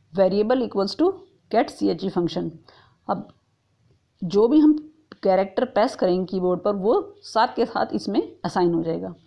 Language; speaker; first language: Hindi; native; Hindi